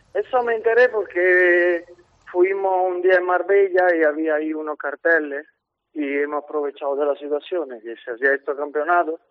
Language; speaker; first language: Spanish; non-native, fluent; Italian